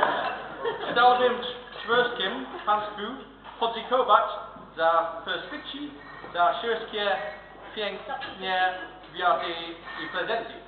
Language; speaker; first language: Polish; non-native, learner; English